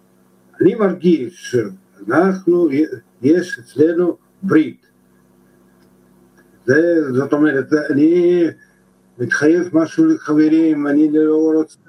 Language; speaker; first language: Hebrew; non-native, learner; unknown